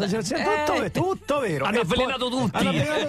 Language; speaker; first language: Italian; native; Italian